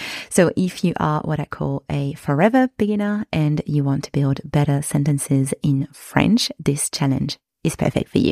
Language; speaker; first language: English; non-native, fluent; French